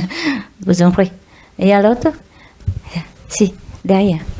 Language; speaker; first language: French; non-native, learner; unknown